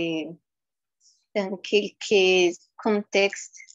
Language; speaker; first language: French; non-native, fluent; Spanish